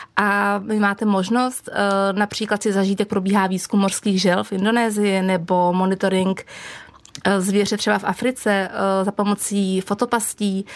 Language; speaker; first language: Czech; native; Czech